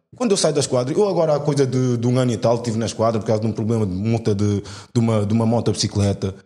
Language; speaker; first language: Portuguese; native; Portuguese